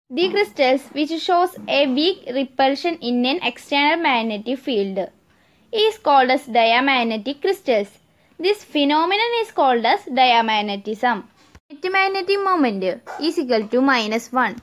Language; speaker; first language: English; non-native, local second language; Malayalam